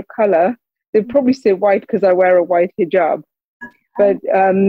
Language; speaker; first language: English; native; English